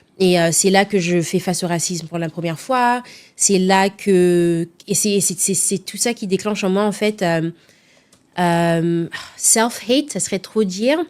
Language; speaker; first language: French; early bilingual, other home language; Lingala